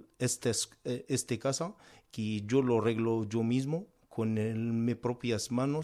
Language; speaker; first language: Spanish; non-native, learner; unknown